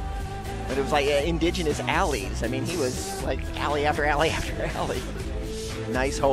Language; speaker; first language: English; native; English